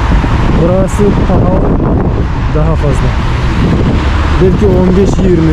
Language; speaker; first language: Turkish; non-native, learner; Bashkir